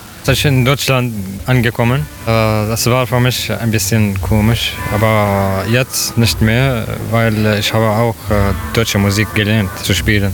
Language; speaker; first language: German; non-native, learner; Arabic